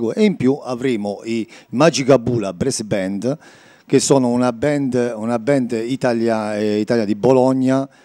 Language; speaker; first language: Italian; native; Italian